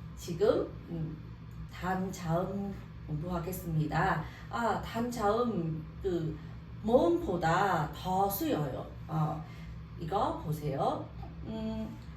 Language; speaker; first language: Korean; non-native, learner; Vietnamese